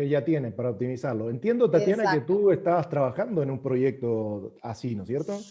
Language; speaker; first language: Spanish; native; Spanish